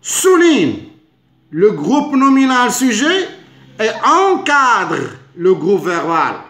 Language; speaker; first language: French; non-native, local second language; Arabic